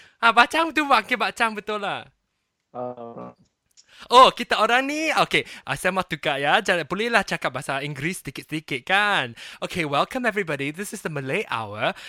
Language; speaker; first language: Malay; non-native, local second language; Chinese